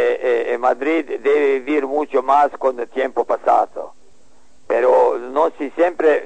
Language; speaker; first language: Spanish; non-native, learner; Serbian